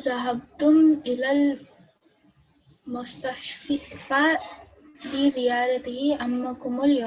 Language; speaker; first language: Arabic; non-native, learner; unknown